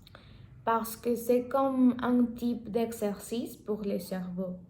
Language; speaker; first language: French; non-native, learner; Spanish